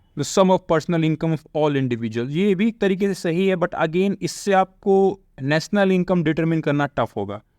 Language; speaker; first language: Hindi; native; Hindi